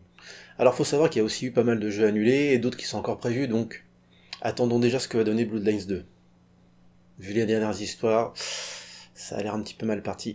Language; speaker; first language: French; native; French